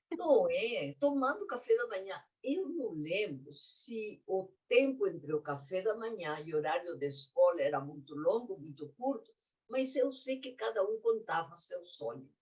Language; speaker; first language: Portuguese; non-native, fluent; Spanish